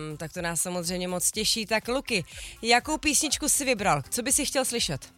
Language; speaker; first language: Czech; native; Czech